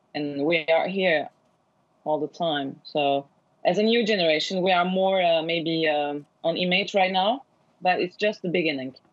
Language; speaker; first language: English; non-native, learner; Turkish